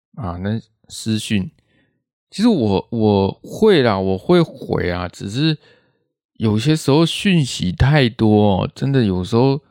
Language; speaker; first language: Chinese; native; Chinese